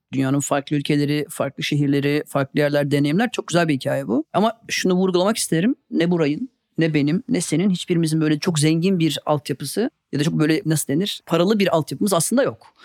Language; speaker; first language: Turkish; native; Turkish